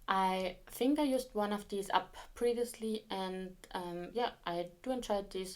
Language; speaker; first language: English; non-native, fluent; German